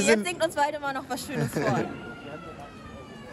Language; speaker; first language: German; native; German